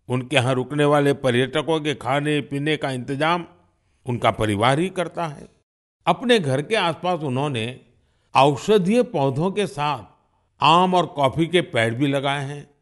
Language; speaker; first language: Hindi; non-native, local second language; Gujarati